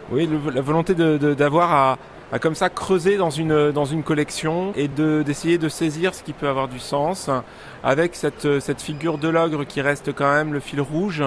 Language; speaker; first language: French; native; French